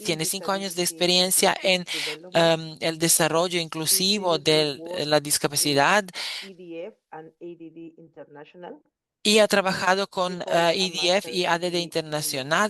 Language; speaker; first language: Spanish; non-native, fluent; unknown